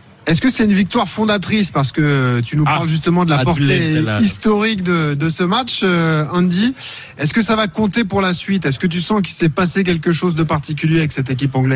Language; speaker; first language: French; native; French